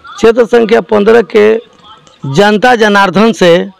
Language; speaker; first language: Hindi; native; Hindi